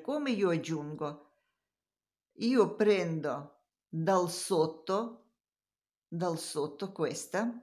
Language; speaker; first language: Italian; non-native, learner; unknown